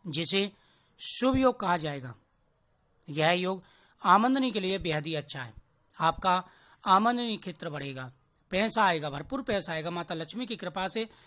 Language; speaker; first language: Hindi; native; Hindi